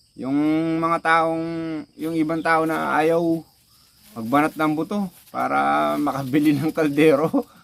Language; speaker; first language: Filipino; non-native, local second language; Pampanga